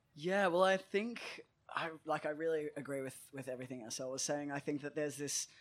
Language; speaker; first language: English; native; English